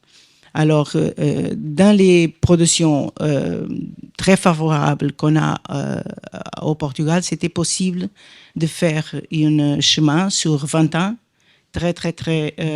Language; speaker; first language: French; non-native, fluent; Portuguese